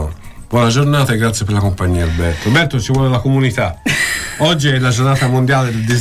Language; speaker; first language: Italian; native; Italian